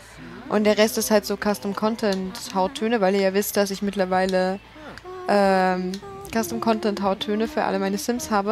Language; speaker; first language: German; native; German